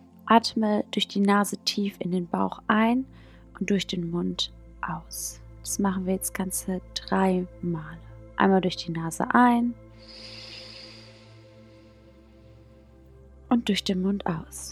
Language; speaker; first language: German; native; German